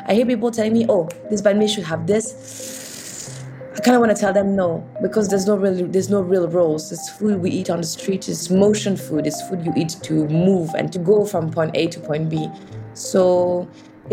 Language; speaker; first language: English; non-native, fluent; French